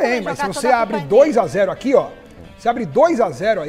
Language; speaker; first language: Portuguese; native; Portuguese